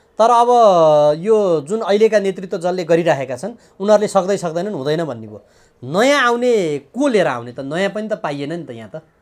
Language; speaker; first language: Nepali; native; Nepali